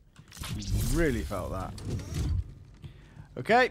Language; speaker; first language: English; native; English